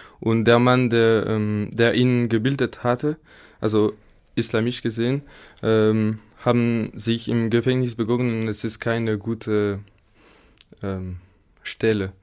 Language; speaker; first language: German; non-native, fluent; French